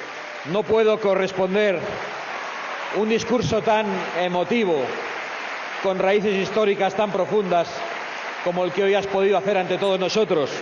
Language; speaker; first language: Spanish; native; Spanish